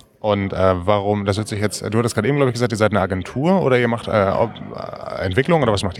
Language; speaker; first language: German; native; German